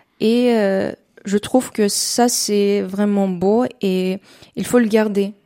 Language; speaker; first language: French; non-native, fluent; Uzbek